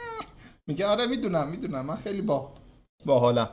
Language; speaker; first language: Persian; native; Persian